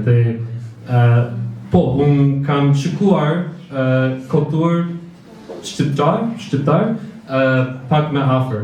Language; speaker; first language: Albanian; non-native, learner; English